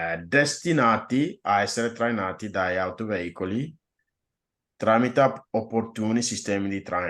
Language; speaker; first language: Italian; non-native, fluent; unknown